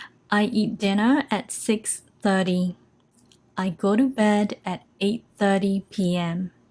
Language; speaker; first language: English; non-native, fluent; Burmese